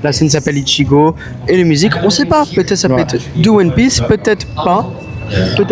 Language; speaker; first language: French; native; French